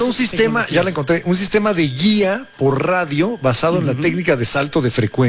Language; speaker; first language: Spanish; native; Spanish